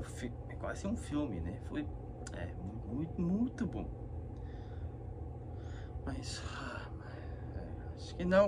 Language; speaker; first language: Portuguese; non-native, fluent; Korean